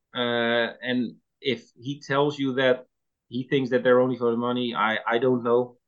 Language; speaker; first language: English; non-native, fluent; Dutch